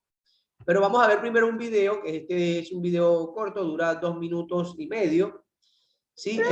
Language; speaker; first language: Spanish; native; Spanish